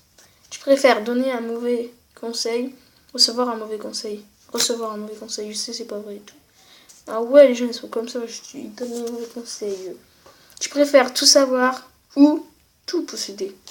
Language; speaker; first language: French; native; French